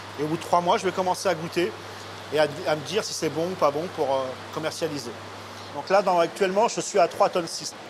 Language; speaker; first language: French; native; French